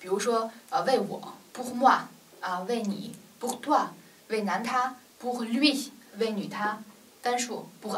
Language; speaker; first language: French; non-native, fluent; Chinese